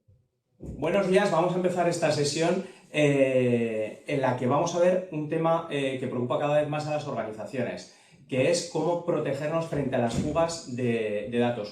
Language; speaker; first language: Spanish; native; Spanish